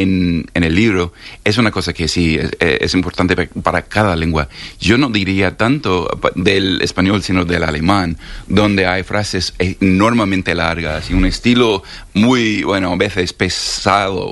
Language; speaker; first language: Spanish; non-native, fluent; English